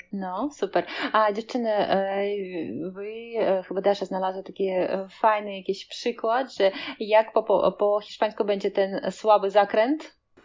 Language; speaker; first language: Polish; native; Polish